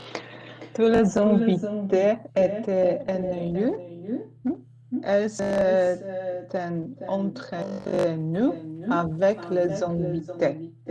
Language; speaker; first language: French; non-native, fluent; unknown